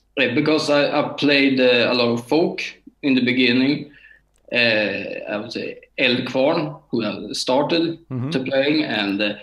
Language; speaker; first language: English; non-native, learner; Swedish